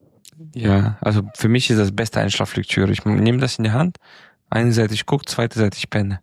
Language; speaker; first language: German; non-native, fluent; Romanian